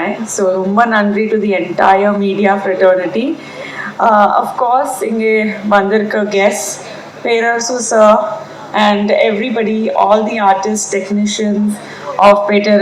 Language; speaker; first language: Tamil; non-native, fluent; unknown